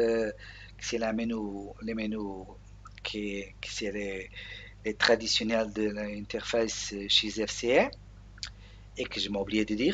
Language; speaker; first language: French; non-native, learner; Portuguese